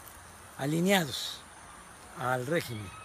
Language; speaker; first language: Spanish; native; Spanish